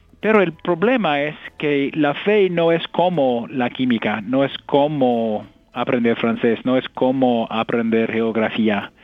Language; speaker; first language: Spanish; non-native, fluent; English